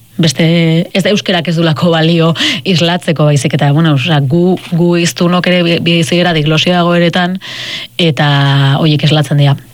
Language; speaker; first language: Basque; native; Basque